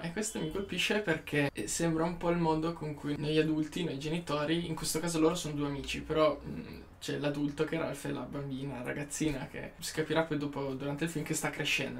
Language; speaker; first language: Italian; native; Italian